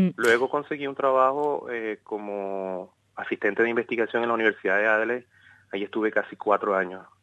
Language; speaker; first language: Spanish; native; Spanish